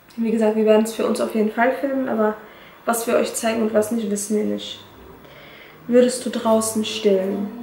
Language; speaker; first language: German; early bilingual, other home language; Turkish